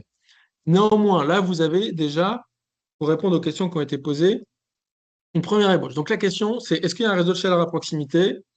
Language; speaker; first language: French; native; French